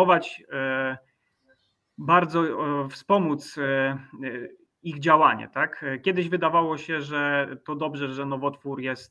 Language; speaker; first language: Polish; native; Polish